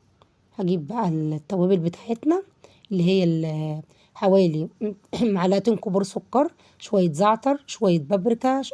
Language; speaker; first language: Arabic; native; Arabic